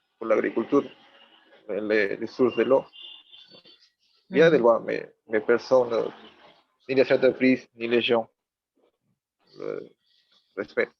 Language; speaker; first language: French; non-native, learner; Spanish